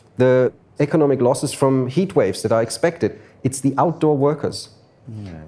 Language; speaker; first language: English; non-native, fluent; German